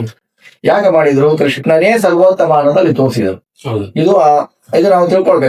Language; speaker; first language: Kannada; native; Kannada